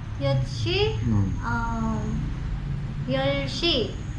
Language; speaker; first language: Korean; non-native, learner; Filipino